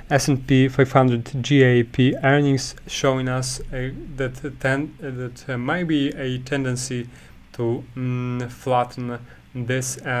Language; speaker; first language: English; non-native, fluent; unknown